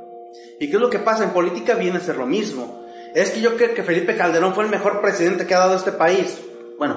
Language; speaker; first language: Spanish; native; Spanish